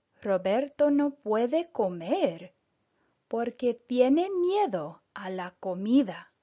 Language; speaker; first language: Spanish; non-native, fluent; English